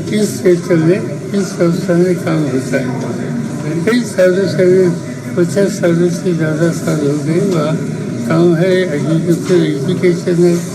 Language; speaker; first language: Hindi; non-native, local second language; Marathi